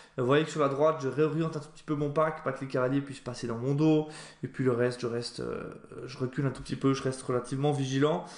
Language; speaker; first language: French; native; French